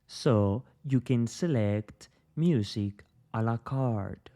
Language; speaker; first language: English; non-native, fluent; Spanish